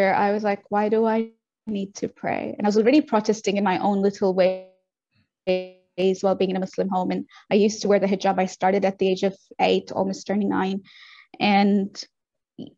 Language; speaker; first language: English; native; English